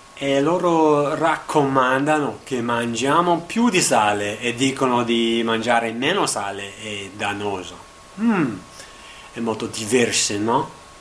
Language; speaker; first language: Italian; non-native, learner; English